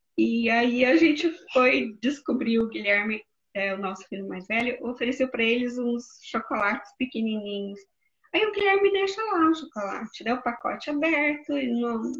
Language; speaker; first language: Portuguese; native; Portuguese